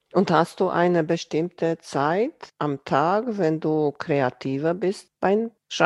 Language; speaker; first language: German; non-native, fluent; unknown